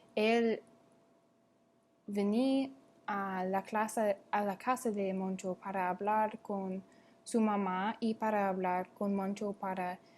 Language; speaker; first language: Spanish; non-native, learner; English